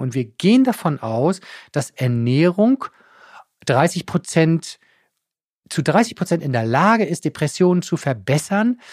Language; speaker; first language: German; native; German